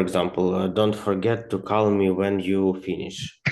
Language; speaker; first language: English; non-native, learner; Ukrainian